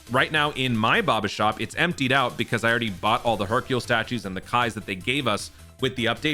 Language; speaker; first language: English; native; English